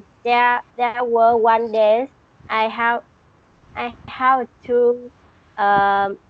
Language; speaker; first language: English; non-native, learner; Vietnamese